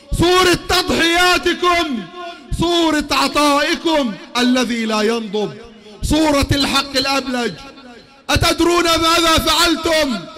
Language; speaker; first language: Arabic; native; Arabic